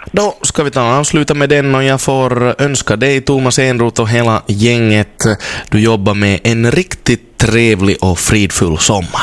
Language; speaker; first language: Swedish; native; Swedish